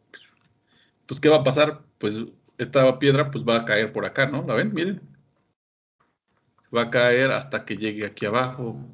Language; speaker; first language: Spanish; native; Spanish